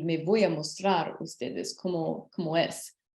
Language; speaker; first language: Spanish; non-native, learner; English